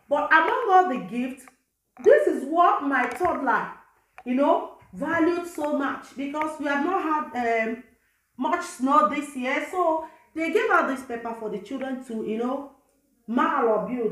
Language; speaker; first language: English; non-native, local second language; Igbo